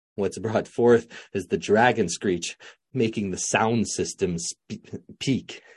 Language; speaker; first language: English; non-native, local second language; French